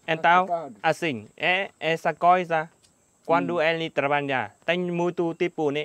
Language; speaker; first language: Portuguese; non-native, learner; Vietnamese